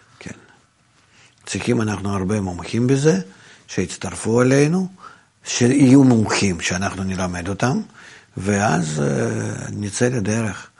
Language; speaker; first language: Hebrew; non-native, fluent; Russian